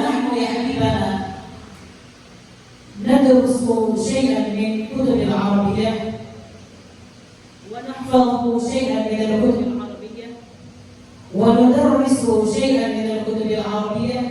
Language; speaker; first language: Arabic; non-native, fluent; Achinese